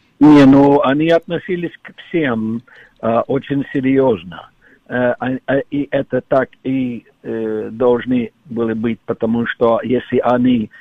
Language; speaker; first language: Russian; non-native, fluent; English